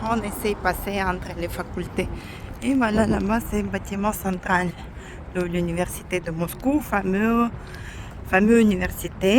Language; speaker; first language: French; non-native, fluent; Russian